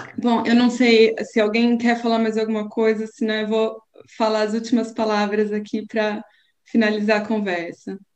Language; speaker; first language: Portuguese; native; Portuguese